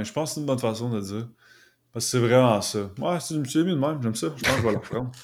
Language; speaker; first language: French; native; French